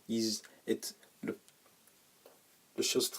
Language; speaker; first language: French; non-native, learner; English